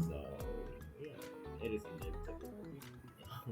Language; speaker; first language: English; non-native, fluent; Japanese